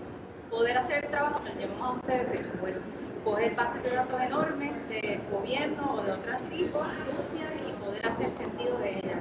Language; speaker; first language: Spanish; native; Spanish